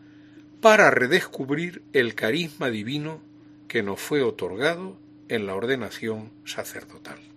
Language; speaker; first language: Spanish; native; Spanish